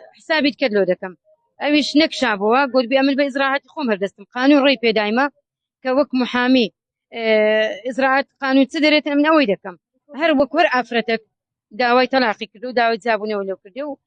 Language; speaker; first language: Central Kurdish; native; Central Kurdish